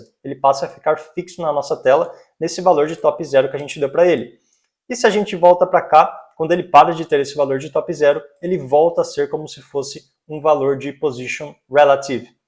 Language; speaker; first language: Portuguese; native; Portuguese